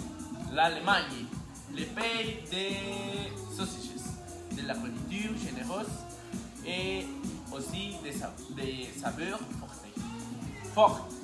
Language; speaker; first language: French; non-native, learner; Spanish